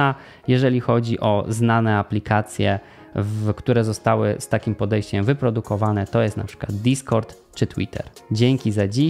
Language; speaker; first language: Polish; native; Polish